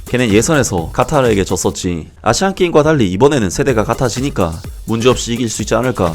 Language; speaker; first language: Korean; native; Korean